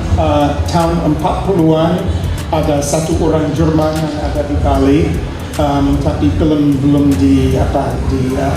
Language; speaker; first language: Indonesian; non-native, fluent; English